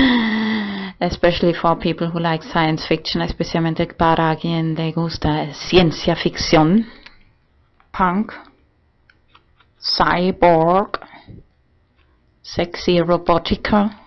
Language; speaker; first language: Spanish; non-native, fluent; German